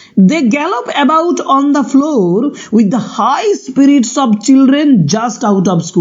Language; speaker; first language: English; non-native, local second language; Bangla